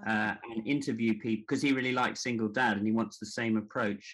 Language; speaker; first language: English; native; English